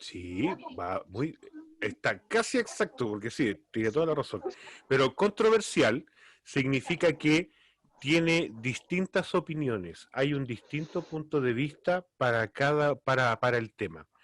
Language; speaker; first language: Spanish; native; Spanish